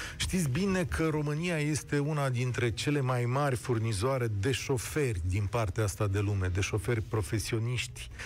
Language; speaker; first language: Romanian; native; Romanian